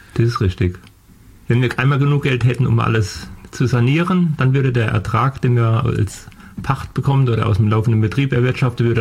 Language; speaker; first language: German; native; German